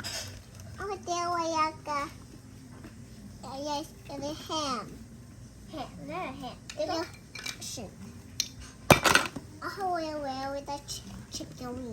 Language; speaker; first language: Chinese; early bilingual, heritage; Chinese